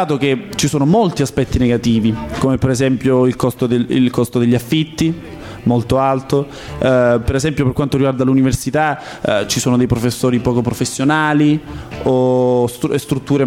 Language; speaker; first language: Italian; native; Italian